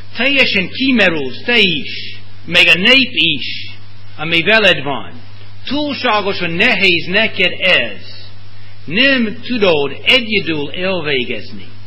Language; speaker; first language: Hungarian; non-native, fluent; English